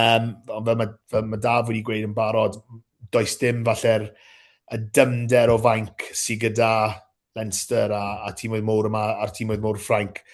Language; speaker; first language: Welsh; native; Welsh